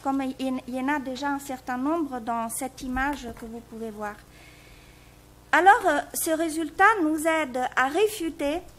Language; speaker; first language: French; native; French